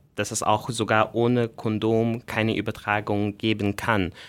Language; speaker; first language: German; non-native, fluent; Arabic